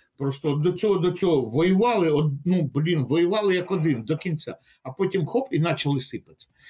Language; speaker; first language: Ukrainian; non-native, local second language; Russian